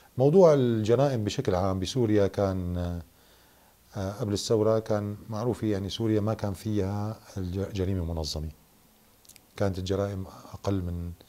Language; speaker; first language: Arabic; native; Arabic